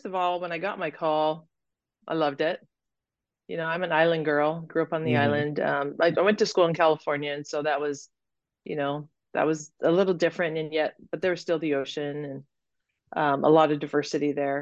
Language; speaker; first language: English; native; English